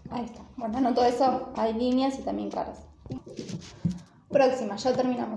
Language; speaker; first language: Spanish; native; Spanish